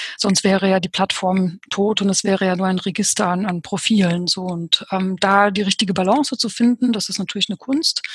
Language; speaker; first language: German; early bilingual, other home language; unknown